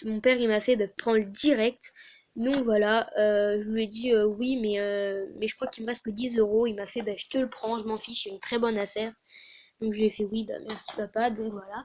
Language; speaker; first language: French; native; French